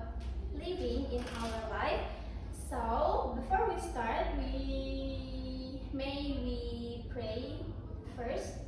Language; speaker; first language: English; non-native, fluent; Indonesian